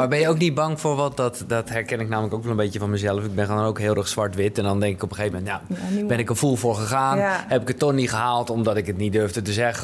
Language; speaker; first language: Dutch; native; Dutch